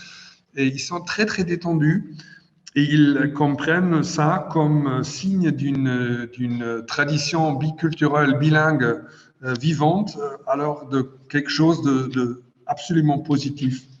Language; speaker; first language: French; non-native, fluent; German